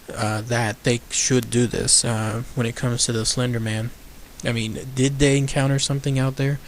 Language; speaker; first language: English; native; English